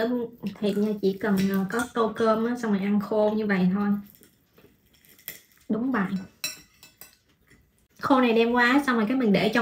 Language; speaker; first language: Vietnamese; native; Vietnamese